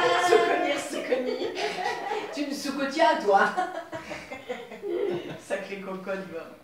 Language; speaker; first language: French; native; French